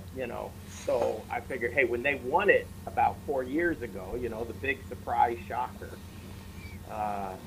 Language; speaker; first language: English; native; English